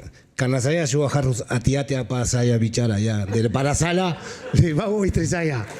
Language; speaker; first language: Indonesian; non-native, fluent; Spanish